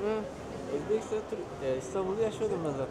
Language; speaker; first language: Turkish; non-native, fluent; Uzbek